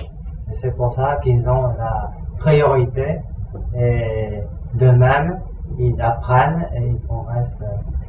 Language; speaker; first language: French; non-native, fluent; Vietnamese